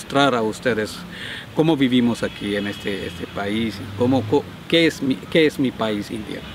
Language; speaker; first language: Spanish; non-native, learner; Malayalam